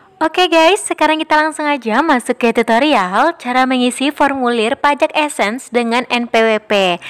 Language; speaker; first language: Indonesian; non-native, local second language; Minangkabau